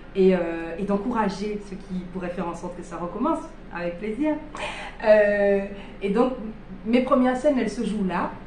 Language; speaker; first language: French; native; French